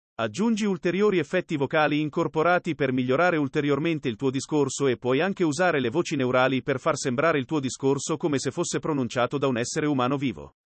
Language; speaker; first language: Italian; non-native, learner; Spanish